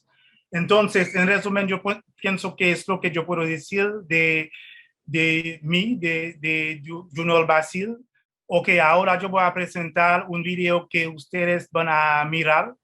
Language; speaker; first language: Spanish; non-native, fluent; Haitian Creole